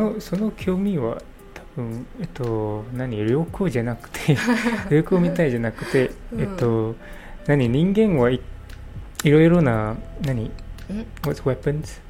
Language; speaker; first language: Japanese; non-native, learner; English